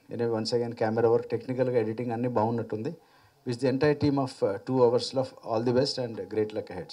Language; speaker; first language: Telugu; native; Telugu